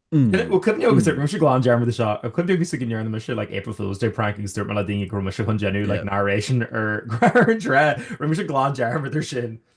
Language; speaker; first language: Irish; native; Irish